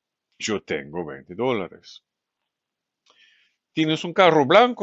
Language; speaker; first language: Spanish; non-native, fluent; English